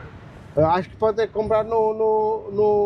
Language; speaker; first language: Portuguese; early bilingual, heritage; German